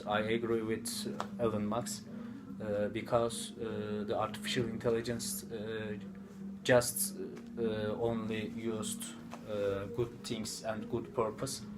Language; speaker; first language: English; non-native, learner; Turkish